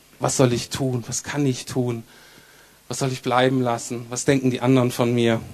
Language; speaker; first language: German; native; German